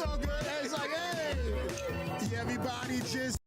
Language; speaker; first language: English; native; English